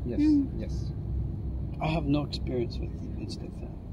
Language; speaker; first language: English; non-native, fluent; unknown